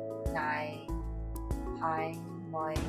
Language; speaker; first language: Vietnamese; non-native, learner; Chinese